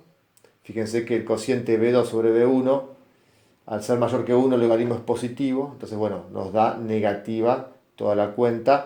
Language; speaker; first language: Spanish; native; Spanish